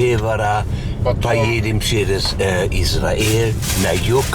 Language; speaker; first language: Russian; non-native, learner; German